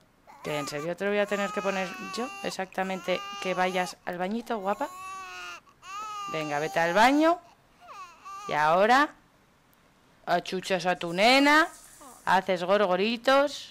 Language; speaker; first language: Spanish; native; Spanish